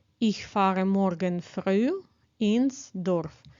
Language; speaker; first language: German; non-native, fluent; Ukrainian